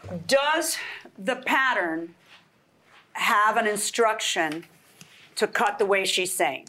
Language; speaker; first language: English; early bilingual, other home language; Spanish